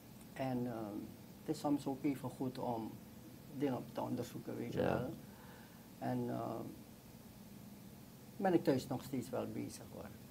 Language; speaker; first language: Dutch; non-native, local second language; Sranan Tongo